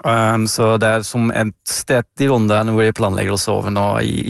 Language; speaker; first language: Norwegian; non-native, fluent; Dutch